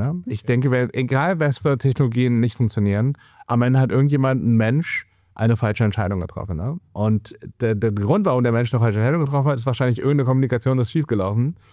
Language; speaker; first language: German; early bilingual, other home language; Chinese